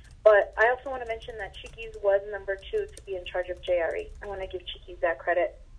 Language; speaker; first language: English; early bilingual, other home language; Spanish